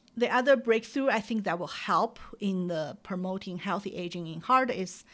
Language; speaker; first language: English; non-native, fluent; Chinese